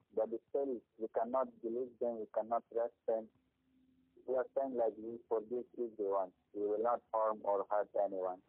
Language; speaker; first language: English; non-native, learner; Persian